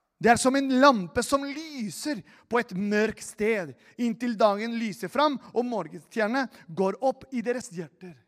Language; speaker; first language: Norwegian; non-native, fluent; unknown